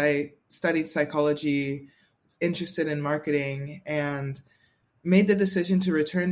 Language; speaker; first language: English; native; English